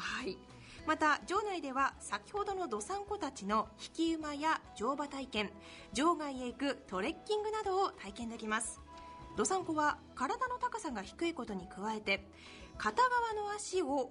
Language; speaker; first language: Japanese; native; Japanese